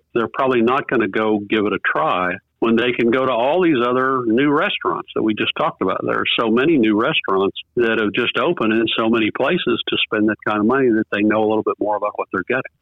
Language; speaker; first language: English; native; English